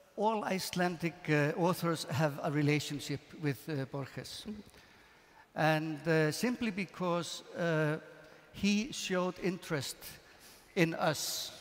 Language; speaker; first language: English; non-native, fluent; Icelandic